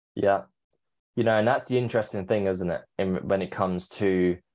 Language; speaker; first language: English; native; English